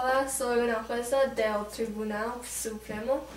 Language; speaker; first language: Spanish; non-native, learner; English